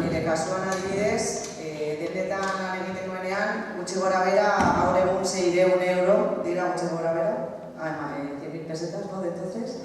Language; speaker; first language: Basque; non-native, local second language; Spanish